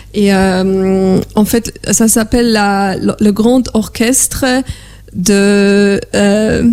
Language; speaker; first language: French; non-native, fluent; Polish